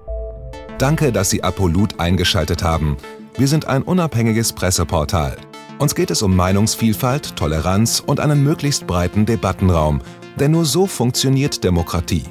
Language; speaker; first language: German; native; German